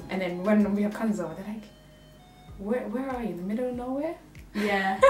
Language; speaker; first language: English; native; English